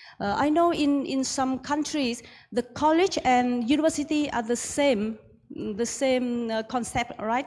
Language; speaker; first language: English; non-native, learner; Vietnamese